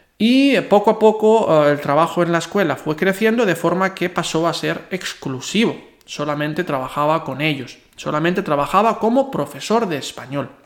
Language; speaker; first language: Spanish; non-native, local second language; Catalan